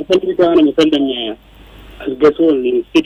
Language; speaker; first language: Arabic; non-native, local second language; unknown